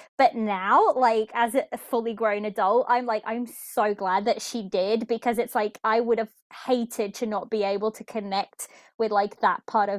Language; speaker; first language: English; early bilingual, other home language; Portuguese